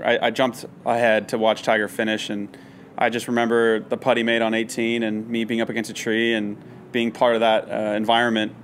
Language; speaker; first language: English; native; English